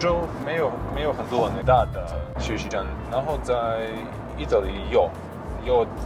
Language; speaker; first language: Chinese; non-native, learner; Croatian